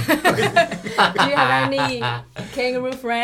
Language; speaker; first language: English; non-native, learner; Indonesian